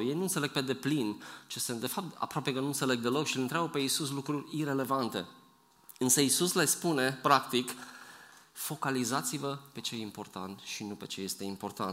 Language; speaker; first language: Romanian; native; Romanian